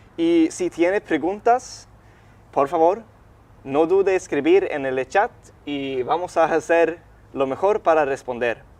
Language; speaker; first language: Spanish; non-native, fluent; Swedish